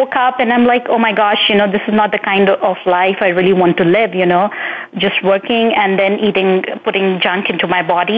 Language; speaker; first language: English; non-native, local second language; Hindi